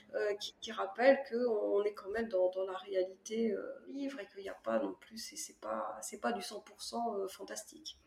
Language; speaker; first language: French; native; French